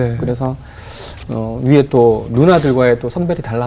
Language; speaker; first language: Korean; native; Korean